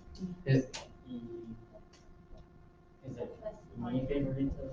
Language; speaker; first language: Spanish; non-native, learner; English